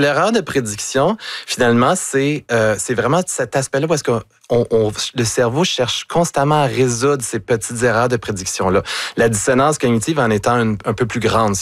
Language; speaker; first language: French; native; French